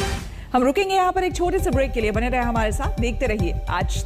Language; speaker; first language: Hindi; native; Hindi